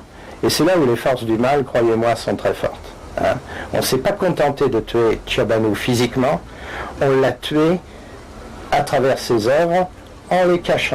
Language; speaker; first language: French; native; French